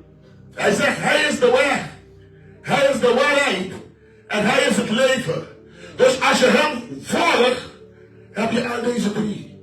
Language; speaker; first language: Dutch; non-native, fluent; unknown